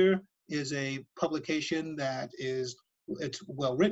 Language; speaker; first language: English; native; English